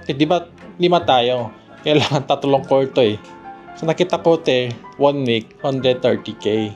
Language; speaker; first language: Filipino; non-native, fluent; Korean